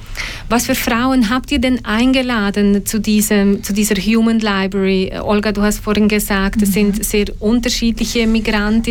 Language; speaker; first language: German; non-native, fluent; Polish